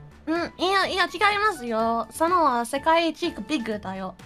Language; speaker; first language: Japanese; non-native, learner; English